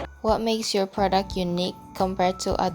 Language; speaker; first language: English; non-native, fluent; Indonesian